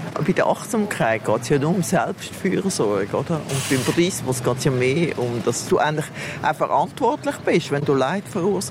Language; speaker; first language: German; non-native, fluent; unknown